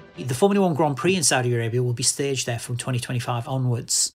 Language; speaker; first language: English; native; English